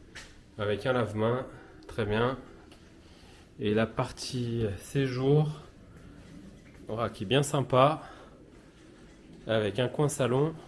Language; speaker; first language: French; native; French